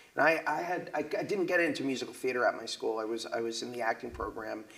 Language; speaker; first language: English; native; English